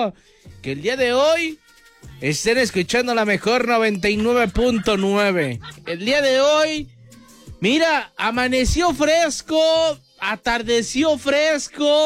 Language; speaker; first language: Spanish; native; Spanish